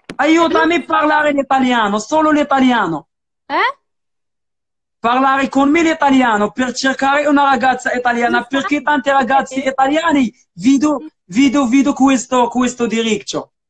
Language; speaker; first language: Italian; non-native, learner; Arabic